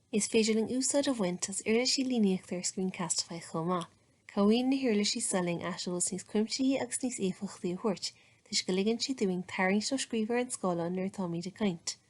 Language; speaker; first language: Irish; native; Irish